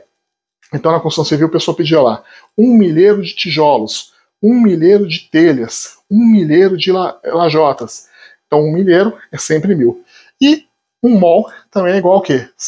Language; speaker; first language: Portuguese; native; Portuguese